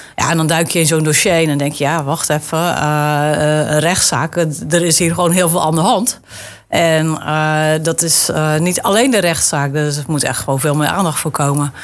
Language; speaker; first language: Dutch; native; Dutch